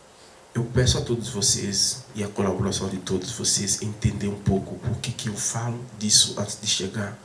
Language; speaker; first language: Portuguese; non-native, fluent; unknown